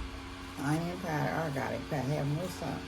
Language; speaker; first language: English; native; English